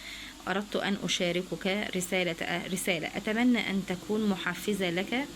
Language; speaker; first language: Arabic; native; Arabic